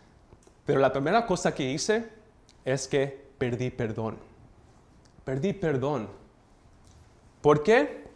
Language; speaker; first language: Spanish; early bilingual, heritage; Spanish